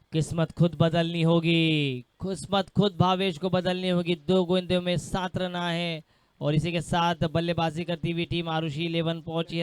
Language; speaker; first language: Hindi; non-native, local second language; Marathi